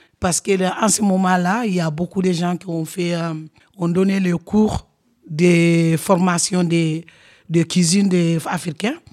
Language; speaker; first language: French; non-native, local second language; Wolof